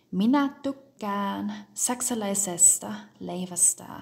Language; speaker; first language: Finnish; non-native, fluent; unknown